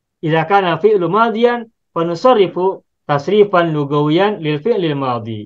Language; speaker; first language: Arabic; non-native, fluent; Indonesian